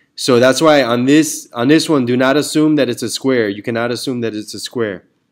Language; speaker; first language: English; early bilingual, other home language; Spanish